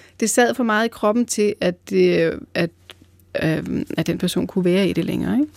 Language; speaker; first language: Danish; native; Danish